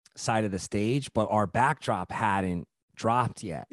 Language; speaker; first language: English; native; English